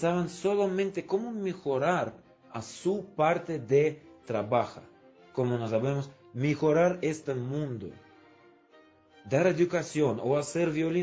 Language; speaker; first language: Spanish; non-native, fluent; Russian